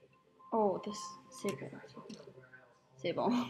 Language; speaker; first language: French; non-native, learner; English